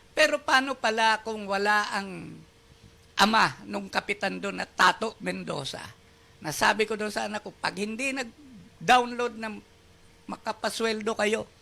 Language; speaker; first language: Filipino; non-native, local second language; Bikol